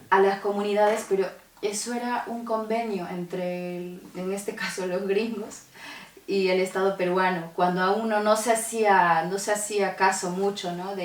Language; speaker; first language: Spanish; non-native, local second language; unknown